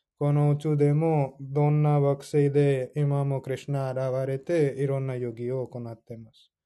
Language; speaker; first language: Japanese; non-native, fluent; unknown